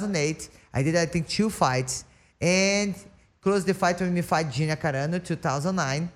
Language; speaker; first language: English; non-native, learner; Portuguese